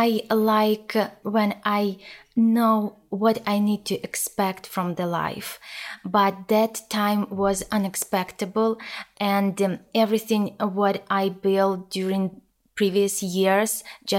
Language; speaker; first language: English; non-native, learner; Ukrainian